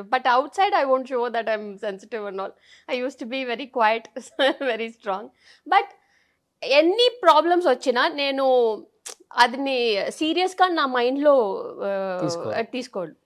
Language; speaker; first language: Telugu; non-native, fluent; Tamil